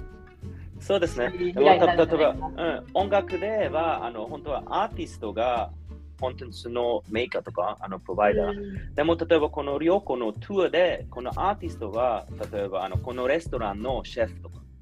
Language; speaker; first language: Japanese; non-native, learner; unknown